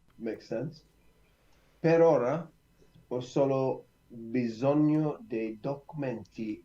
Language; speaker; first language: Italian; non-native, learner; English